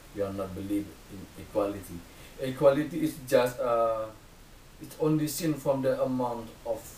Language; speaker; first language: English; non-native, learner; Indonesian